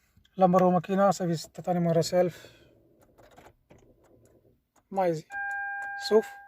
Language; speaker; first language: Arabic; non-native, learner; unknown